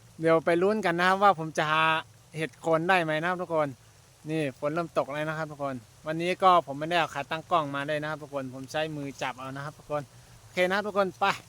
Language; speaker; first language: Thai; non-native, local second language; Shan